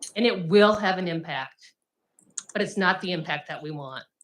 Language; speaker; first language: English; native; English